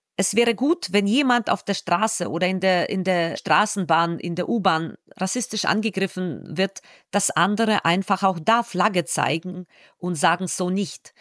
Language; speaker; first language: German; non-native, fluent; Russian